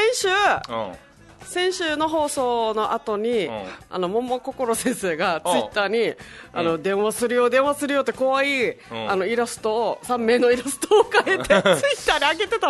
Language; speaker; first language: Japanese; native; Japanese